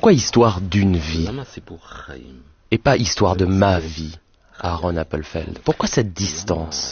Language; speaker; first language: French; native; French